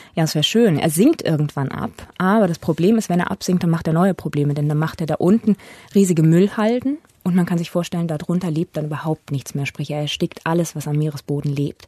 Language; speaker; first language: German; native; German